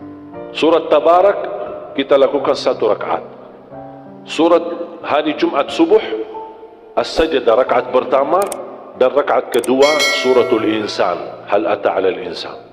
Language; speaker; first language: Indonesian; non-native, fluent; Arabic